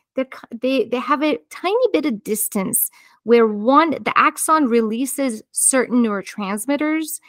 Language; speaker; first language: English; non-native, fluent; Persian